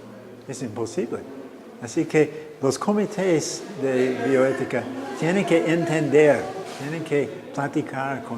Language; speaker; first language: Spanish; non-native, fluent; English